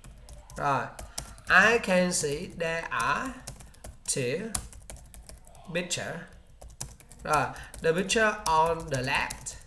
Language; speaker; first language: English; non-native, learner; Vietnamese